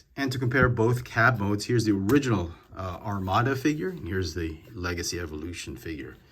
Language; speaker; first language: English; native; English